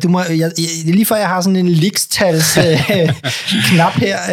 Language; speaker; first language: Danish; native; Danish